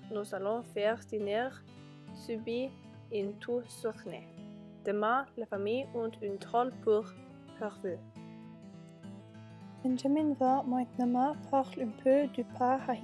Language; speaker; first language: French; non-native, learner; Norwegian